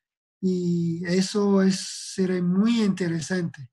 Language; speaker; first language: Spanish; non-native, fluent; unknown